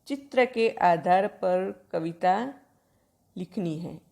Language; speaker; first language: Hindi; non-native, local second language; Gujarati